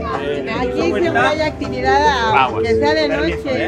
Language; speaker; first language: Spanish; native; Spanish